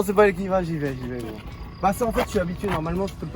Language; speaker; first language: French; native; French